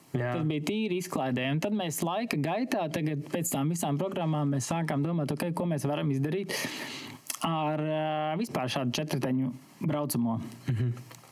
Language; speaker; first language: Latvian; native; Latvian